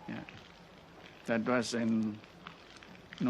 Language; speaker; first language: Dutch; non-native, local second language; Minangkabau